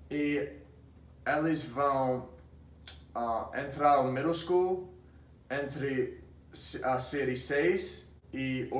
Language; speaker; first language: Portuguese; non-native, fluent; English